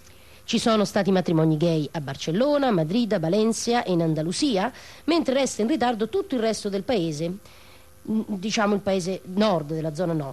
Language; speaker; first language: Italian; native; Italian